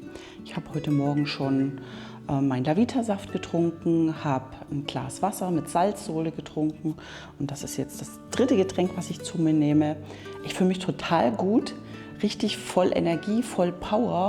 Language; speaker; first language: German; native; German